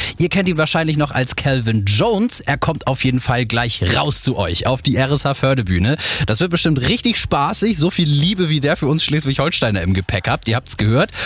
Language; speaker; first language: German; native; German